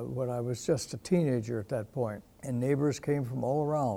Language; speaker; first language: English; native; English